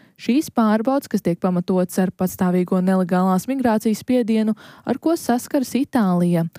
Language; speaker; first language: Latvian; native; Latvian